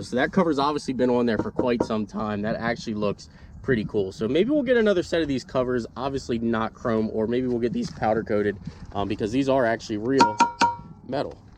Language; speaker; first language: English; native; English